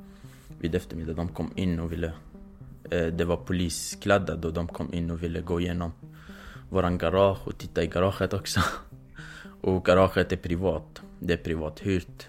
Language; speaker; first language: Swedish; non-native, fluent; Kurdish